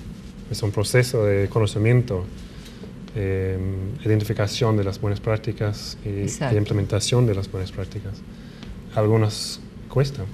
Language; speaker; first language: Spanish; non-native, fluent; English